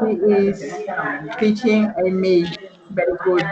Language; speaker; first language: English; non-native, learner; Spanish